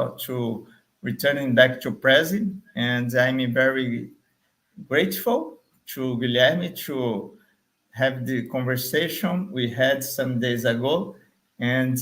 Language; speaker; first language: English; non-native, fluent; Portuguese